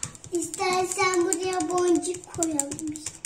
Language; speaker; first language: Turkish; early bilingual, heritage; Turkish